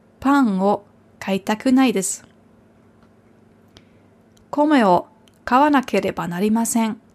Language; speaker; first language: Japanese; non-native, fluent; German